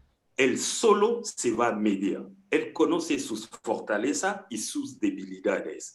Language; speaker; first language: Spanish; non-native, fluent; French